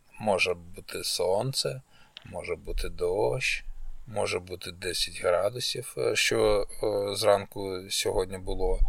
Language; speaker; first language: Ukrainian; non-native, local second language; Russian